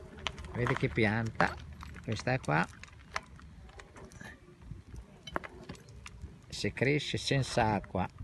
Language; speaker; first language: Italian; non-native, learner; Arabic